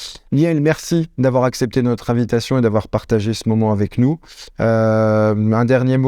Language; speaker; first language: French; native; French